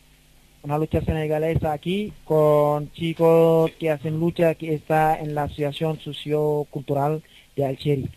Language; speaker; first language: Spanish; non-native, learner; Wolof